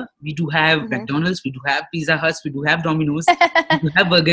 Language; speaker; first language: English; non-native, local second language; Marwari